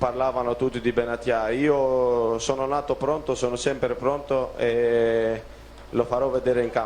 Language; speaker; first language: Italian; non-native, fluent; Greek